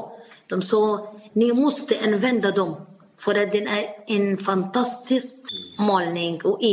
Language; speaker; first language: Swedish; non-native, learner; Arabic